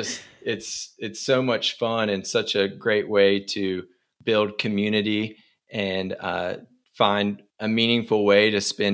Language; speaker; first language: English; native; English